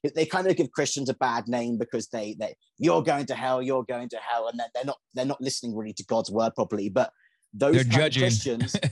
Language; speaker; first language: English; native; English